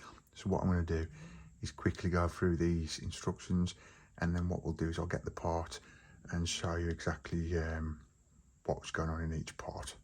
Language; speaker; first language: English; native; English